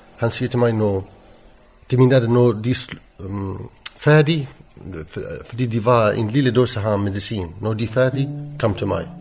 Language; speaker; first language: Danish; non-native, learner; Arabic